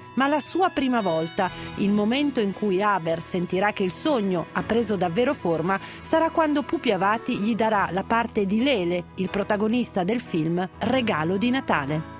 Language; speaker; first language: Italian; native; Italian